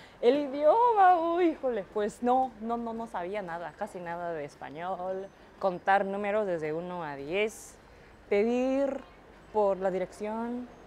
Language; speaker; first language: Spanish; non-native, fluent; Japanese